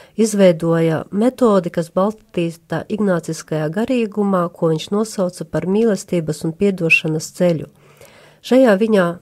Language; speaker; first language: Latvian; native; Latvian